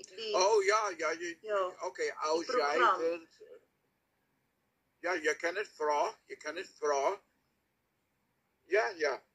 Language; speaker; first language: Dutch; non-native, learner; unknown